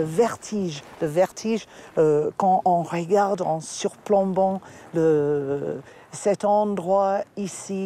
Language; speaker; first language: French; non-native, fluent; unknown